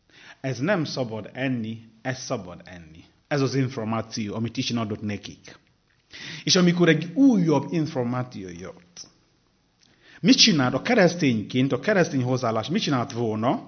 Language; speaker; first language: Hungarian; non-native, learner; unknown